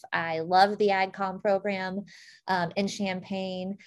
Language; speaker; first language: English; native; English